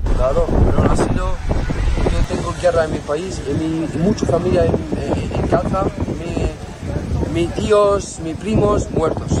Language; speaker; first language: Spanish; non-native, learner; Arabic